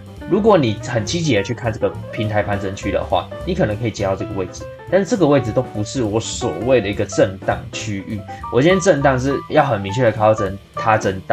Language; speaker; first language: Chinese; native; Chinese